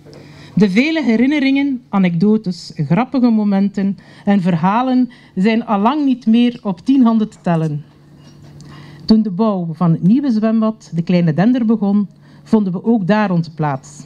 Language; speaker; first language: Dutch; native; Dutch